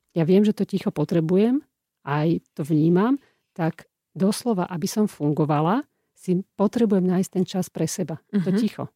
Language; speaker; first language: Slovak; native; Slovak